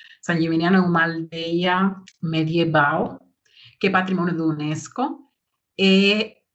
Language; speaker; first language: Portuguese; non-native, learner; Spanish